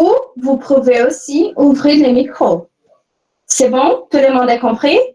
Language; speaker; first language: French; non-native, fluent; Portuguese